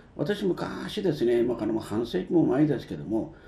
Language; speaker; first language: Japanese; native; Japanese